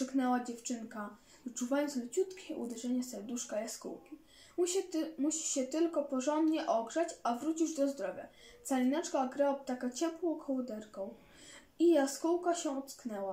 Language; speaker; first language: Polish; native; Polish